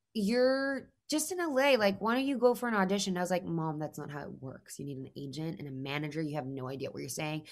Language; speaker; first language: English; non-native, fluent; Spanish